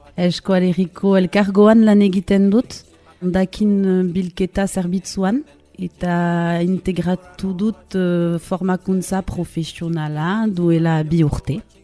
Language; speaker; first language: Basque; non-native, local second language; French